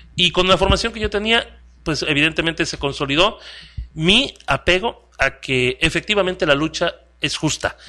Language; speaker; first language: Spanish; native; Spanish